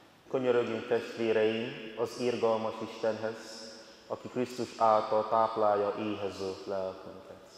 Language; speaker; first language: Hungarian; non-native, fluent; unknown